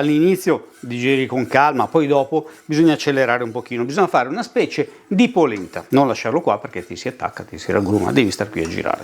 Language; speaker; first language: Italian; native; Italian